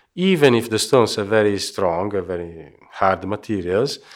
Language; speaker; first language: English; non-native, fluent; Italian